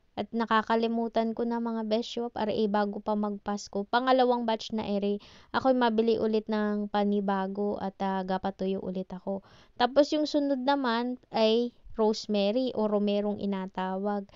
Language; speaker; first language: Filipino; native; Filipino